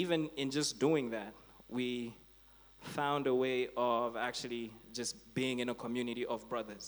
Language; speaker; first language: English; non-native, local second language; Nyanja